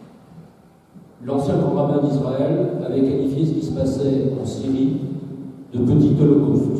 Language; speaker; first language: French; native; French